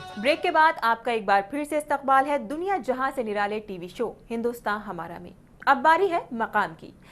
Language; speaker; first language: Hindi; native; Hindi